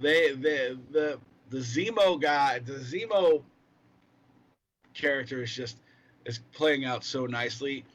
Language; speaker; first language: English; native; English